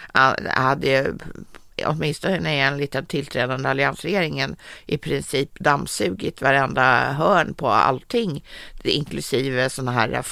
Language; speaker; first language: Swedish; native; Swedish